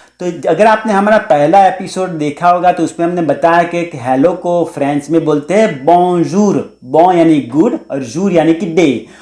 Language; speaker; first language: Hindi; native; Hindi